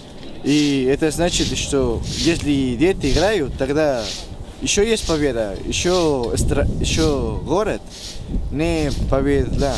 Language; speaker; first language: Russian; non-native, fluent; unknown